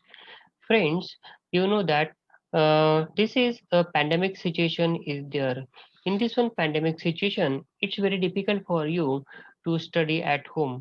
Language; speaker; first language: English; non-native, local second language; Marathi